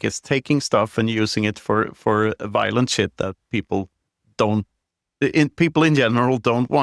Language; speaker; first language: English; non-native, fluent; Swedish